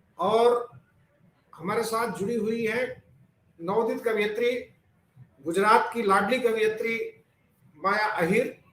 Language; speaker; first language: Hindi; native; Hindi